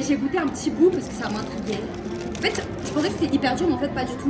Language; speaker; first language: French; native; French